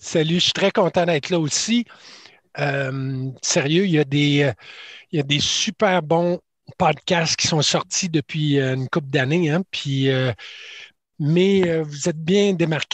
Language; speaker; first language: French; native; French